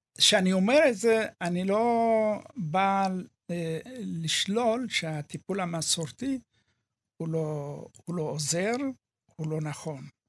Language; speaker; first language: Hebrew; early bilingual, other home language; Amharic